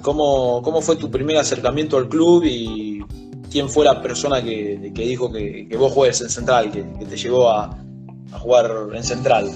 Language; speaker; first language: Spanish; native; Spanish